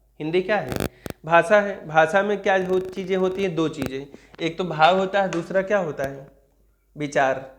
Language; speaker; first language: Hindi; native; Hindi